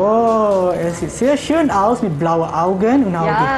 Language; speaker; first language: German; non-native, learner; Malay